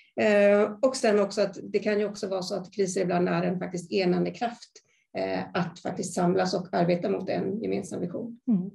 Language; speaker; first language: Swedish; native; Swedish